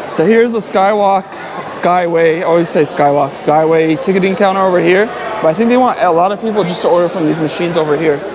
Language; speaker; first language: English; native; English